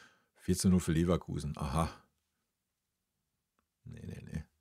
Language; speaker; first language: German; native; German